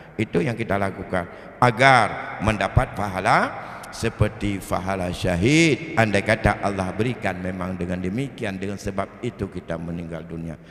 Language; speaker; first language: Malay; non-native, local second language; Achinese